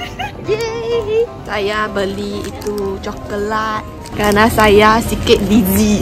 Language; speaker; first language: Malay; non-native, local second language; Chinese